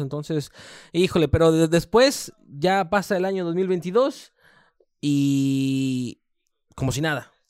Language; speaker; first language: Spanish; early bilingual, heritage; Spanish